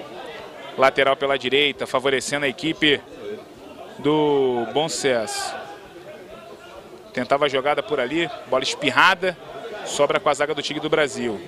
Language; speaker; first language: Portuguese; native; Portuguese